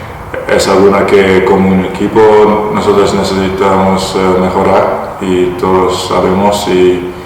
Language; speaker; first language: Spanish; non-native, learner; Dutch